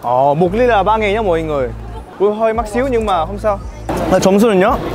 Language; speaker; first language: Vietnamese; non-native, fluent; Korean